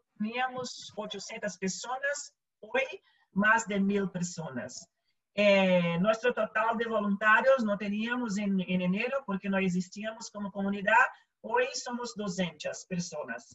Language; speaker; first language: Portuguese; non-native, learner; Spanish